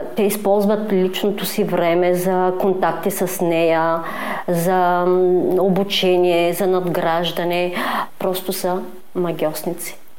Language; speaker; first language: Bulgarian; native; Bulgarian